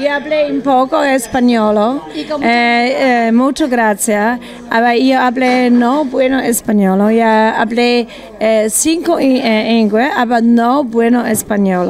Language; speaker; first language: Spanish; non-native, learner; Polish